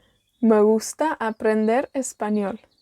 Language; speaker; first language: Spanish; non-native, learner; Welsh